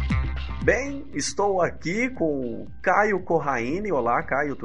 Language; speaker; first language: Portuguese; native; Portuguese